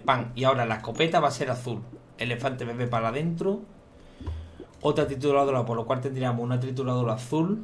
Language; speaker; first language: Spanish; native; Spanish